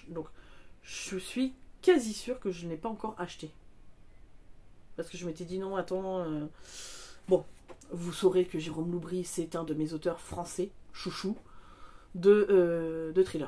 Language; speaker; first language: French; native; French